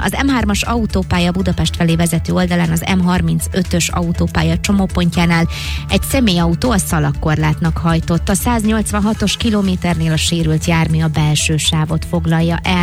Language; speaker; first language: Hungarian; native; Hungarian